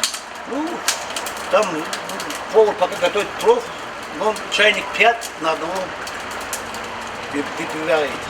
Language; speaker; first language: Russian; non-native, local second language; Tajik